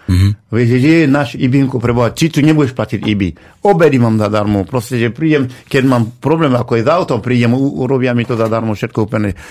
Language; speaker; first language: Slovak; non-native, fluent; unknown